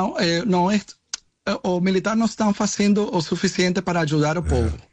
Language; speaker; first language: Portuguese; non-native, learner; Spanish